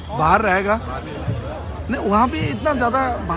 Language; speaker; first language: Hindi; non-native, local second language; Kok Borok